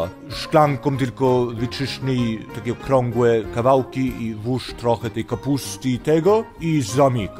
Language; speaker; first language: Polish; early bilingual, heritage; Polish